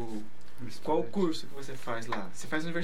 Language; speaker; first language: Portuguese; native; Portuguese